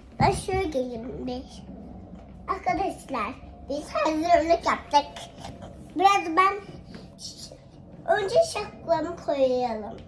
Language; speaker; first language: Turkish; early bilingual, heritage; Turkish